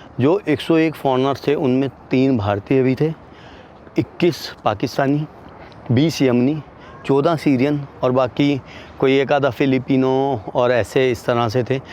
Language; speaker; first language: Hindi; native; Hindi